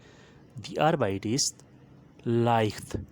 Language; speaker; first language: German; non-native, learner; Urdu